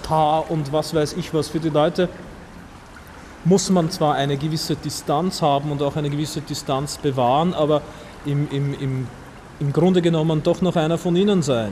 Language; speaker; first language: German; native; German